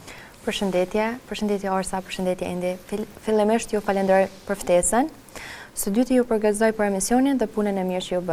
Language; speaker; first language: Albanian; native; Albanian